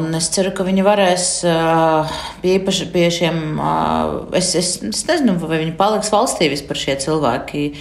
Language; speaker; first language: Latvian; non-native, local second language; Russian